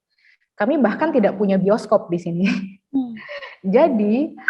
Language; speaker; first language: Indonesian; native; Indonesian